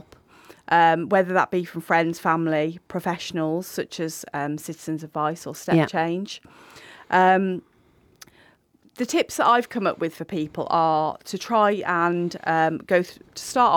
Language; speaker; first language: English; native; English